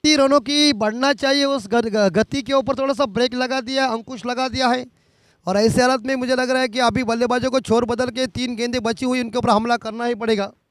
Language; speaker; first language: Hindi; non-native, local second language; Marathi